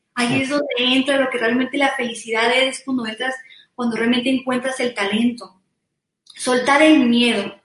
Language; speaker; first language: Spanish; early bilingual, heritage; Spanish